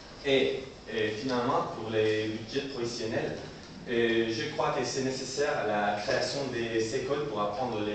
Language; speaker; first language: French; non-native, learner; Spanish